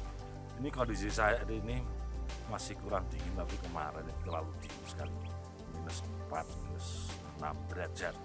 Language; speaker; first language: Indonesian; non-native, local second language; Javanese